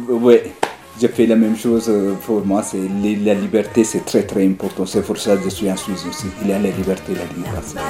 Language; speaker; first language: French; non-native, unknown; Amharic